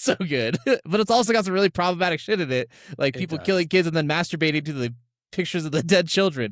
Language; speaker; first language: English; native; English